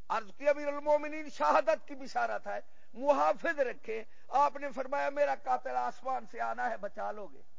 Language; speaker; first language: Urdu; non-native, local second language; Punjabi